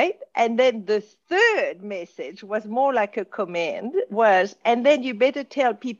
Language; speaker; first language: English; non-native, fluent; French